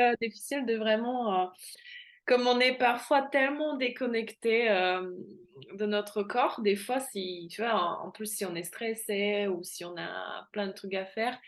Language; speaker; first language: French; non-native, fluent; Slovak